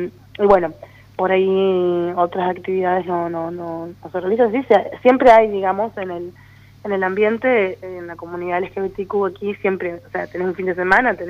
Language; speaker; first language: Spanish; native; Spanish